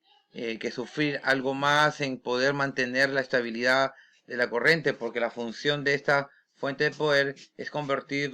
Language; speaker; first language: Spanish; native; Spanish